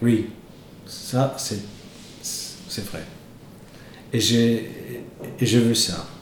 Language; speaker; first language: French; non-native, fluent; Italian